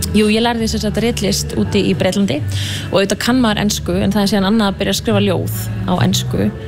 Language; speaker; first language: Icelandic; native; Icelandic